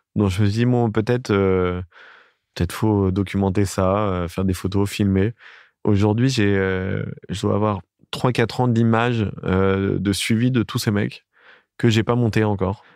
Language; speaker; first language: French; native; French